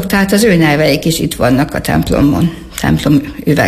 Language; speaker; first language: Hungarian; native; Hungarian